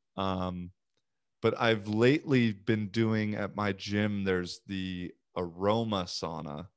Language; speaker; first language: English; native; English